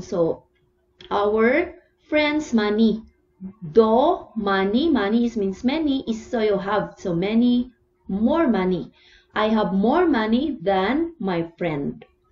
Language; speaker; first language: English; non-native, local second language; Cebuano